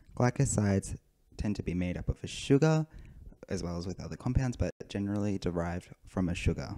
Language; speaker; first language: English; native; English